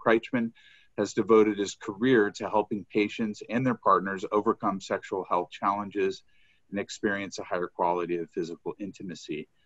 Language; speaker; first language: English; native; English